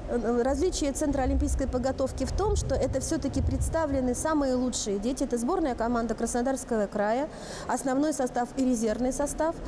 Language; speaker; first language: Russian; native; Russian